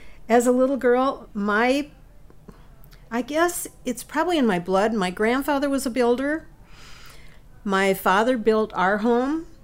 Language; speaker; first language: English; native; English